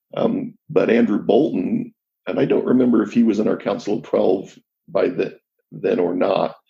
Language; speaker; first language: English; native; English